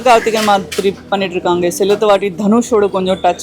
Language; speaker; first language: Tamil; non-native, fluent; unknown